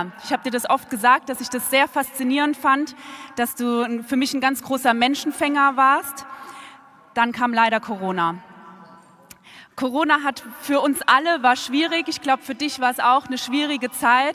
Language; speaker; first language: German; native; German